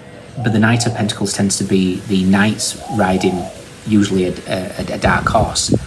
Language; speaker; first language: English; native; English